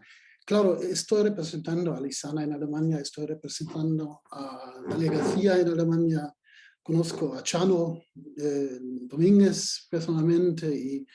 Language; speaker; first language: Spanish; non-native, fluent; German